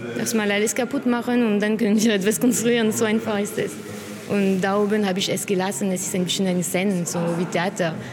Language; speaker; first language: German; non-native, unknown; French